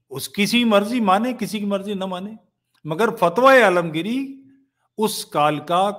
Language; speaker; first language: Hindi; native; Hindi